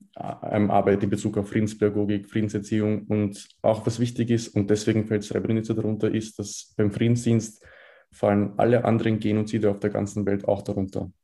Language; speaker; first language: German; early bilingual, other home language; Bosnian